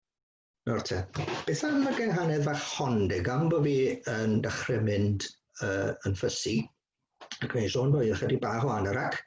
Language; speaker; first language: Welsh; native; Welsh